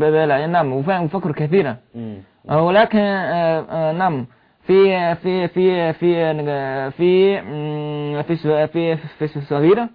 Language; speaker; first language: Arabic; non-native, learner; Chinese